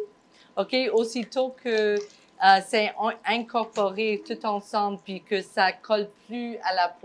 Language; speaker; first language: French; non-native, fluent; English